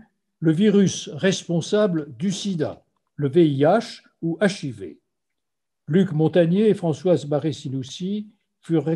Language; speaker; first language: French; native; French